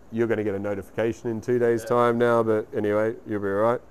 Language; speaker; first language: English; native; English